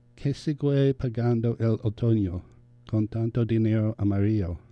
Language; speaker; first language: Spanish; non-native, learner; English